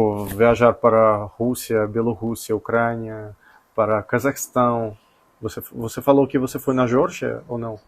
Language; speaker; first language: Portuguese; non-native, fluent; Russian